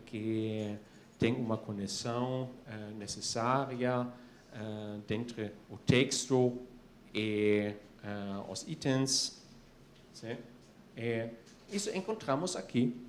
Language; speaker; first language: Portuguese; non-native, fluent; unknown